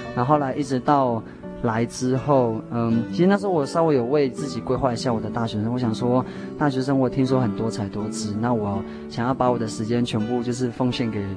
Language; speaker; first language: Chinese; native; Chinese